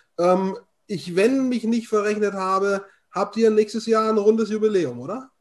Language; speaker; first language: German; native; German